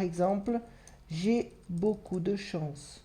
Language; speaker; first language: French; non-native, fluent; Portuguese